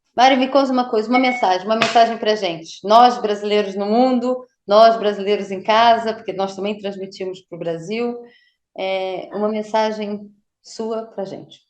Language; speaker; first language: Portuguese; native; Portuguese